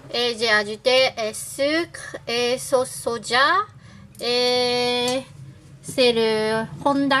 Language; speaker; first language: French; non-native, learner; Japanese